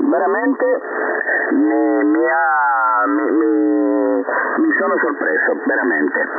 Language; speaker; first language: Italian; non-native, fluent; Spanish